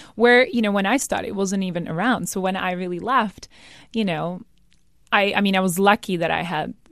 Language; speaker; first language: English; non-native, fluent; Czech